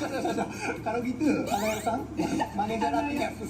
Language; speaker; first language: Indonesian; non-native, learner; Japanese